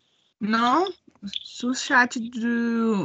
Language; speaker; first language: French; non-native, learner; Portuguese